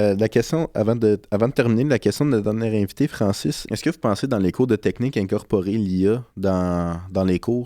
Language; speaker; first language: French; native; French